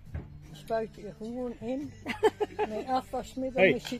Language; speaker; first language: Dutch; native; Dutch